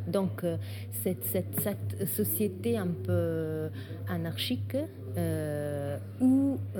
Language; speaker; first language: French; non-native, fluent; Italian